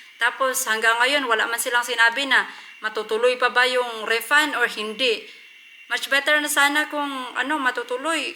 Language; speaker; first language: Filipino; non-native, local second language; Cebuano